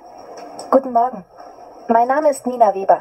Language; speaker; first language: German; non-native, learner; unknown